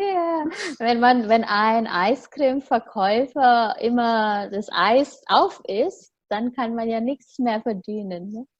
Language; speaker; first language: German; non-native, fluent; Indonesian